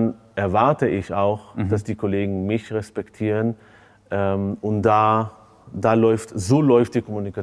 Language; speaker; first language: German; non-native, fluent; Hebrew